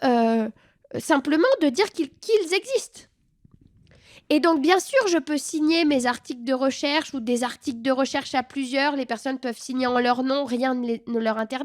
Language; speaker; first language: French; native; French